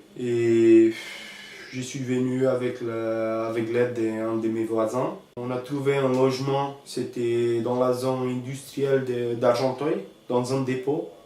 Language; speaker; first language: French; non-native, fluent; Romanian